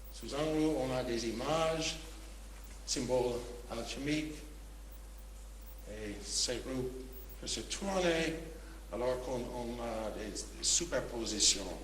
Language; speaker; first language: French; non-native, fluent; English